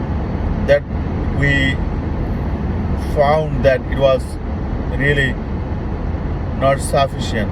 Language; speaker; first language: English; non-native, local second language; Bangla